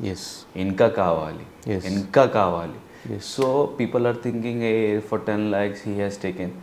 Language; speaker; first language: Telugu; non-native, learner; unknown